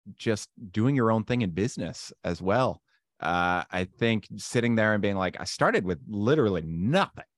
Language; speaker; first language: English; native; English